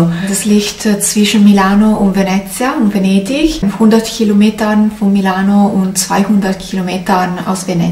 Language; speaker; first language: German; non-native, learner; Italian